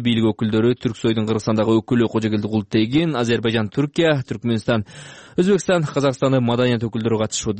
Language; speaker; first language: Kyrgyz; native; Kyrgyz